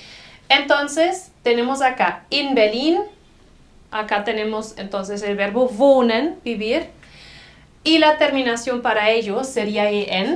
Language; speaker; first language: Spanish; non-native, fluent; German